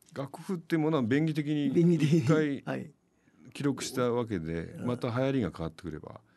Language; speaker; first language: Japanese; native; Japanese